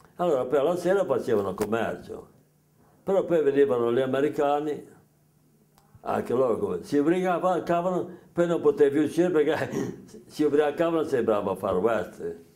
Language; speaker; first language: Italian; native; Italian